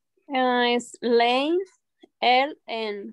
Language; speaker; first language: English; non-native, learner; Spanish